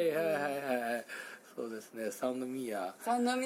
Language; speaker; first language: Japanese; non-native, learner; Chinese